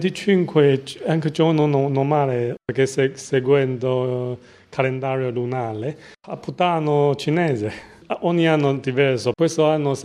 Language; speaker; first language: Italian; non-native, learner; Chinese